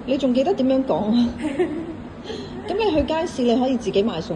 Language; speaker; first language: Cantonese; native; Cantonese